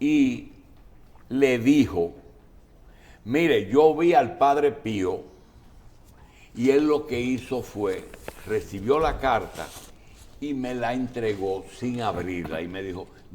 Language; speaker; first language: Spanish; native; Spanish